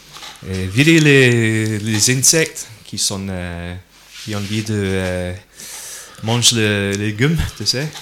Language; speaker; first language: French; non-native, learner; English